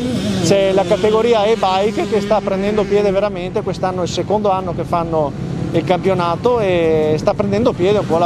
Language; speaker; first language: Italian; native; Italian